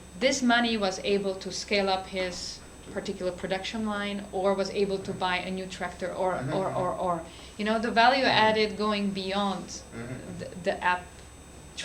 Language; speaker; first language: English; non-native, fluent; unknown